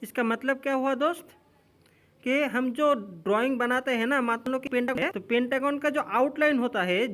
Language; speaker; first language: Hindi; non-native, local second language; Bangla